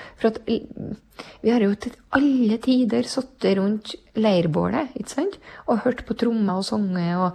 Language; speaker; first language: Norwegian; native; Norwegian